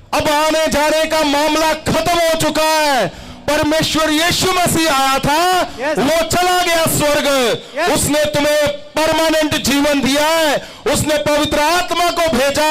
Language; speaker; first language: Hindi; non-native, local second language; Punjabi